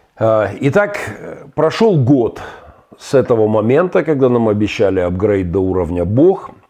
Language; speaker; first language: Russian; native; Russian